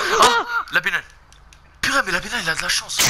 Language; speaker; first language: French; native; French